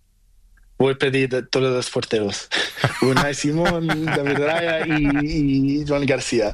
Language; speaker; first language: Spanish; non-native, learner; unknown